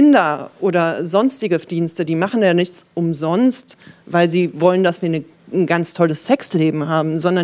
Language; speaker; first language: German; native; German